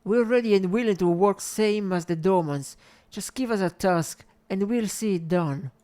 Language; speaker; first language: English; non-native, fluent; Italian